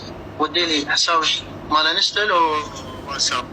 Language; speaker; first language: Arabic; native; Arabic